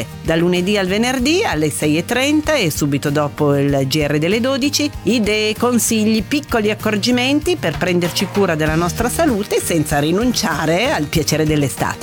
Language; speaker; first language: Italian; native; Italian